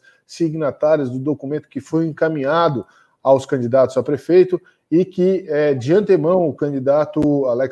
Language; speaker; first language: Portuguese; native; Portuguese